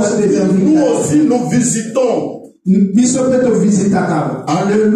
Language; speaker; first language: French; non-native, local second language; Lingala